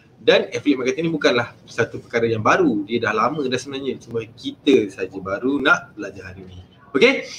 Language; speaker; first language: Malay; native; Malay